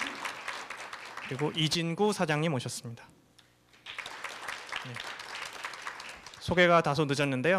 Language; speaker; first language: Korean; native; Korean